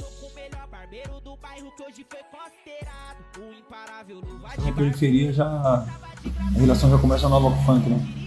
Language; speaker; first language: Portuguese; native; Portuguese